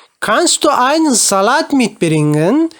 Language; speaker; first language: German; non-native, fluent; Turkish